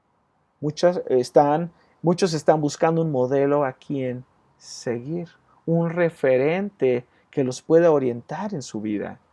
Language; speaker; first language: Spanish; native; Spanish